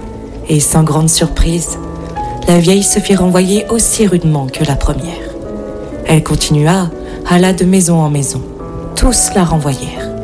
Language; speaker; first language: French; native; French